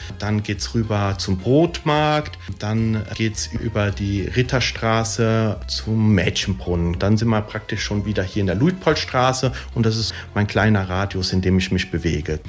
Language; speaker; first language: German; early bilingual, other home language; Italian